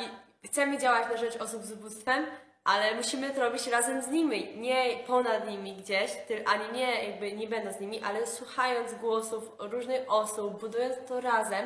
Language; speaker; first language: Polish; native; Polish